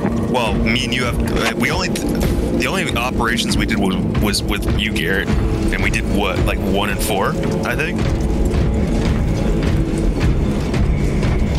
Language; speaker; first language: English; early bilingual, other home language; French